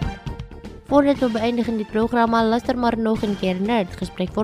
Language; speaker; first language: Dutch; non-native, local second language; Indonesian